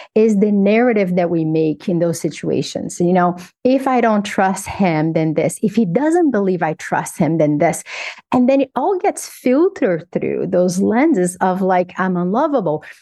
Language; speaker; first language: English; non-native, fluent; Portuguese